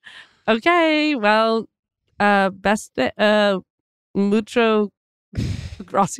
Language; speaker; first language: Spanish; non-native, learner; English